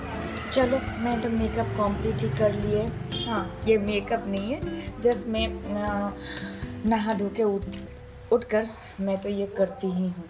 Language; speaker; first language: Hindi; non-native, local second language; Bangla